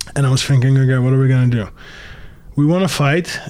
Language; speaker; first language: English; early bilingual, other home language; Dutch